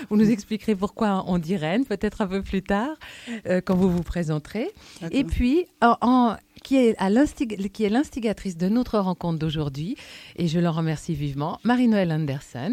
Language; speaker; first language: French; native; French